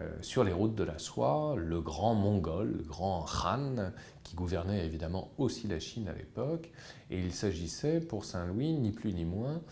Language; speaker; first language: French; native; French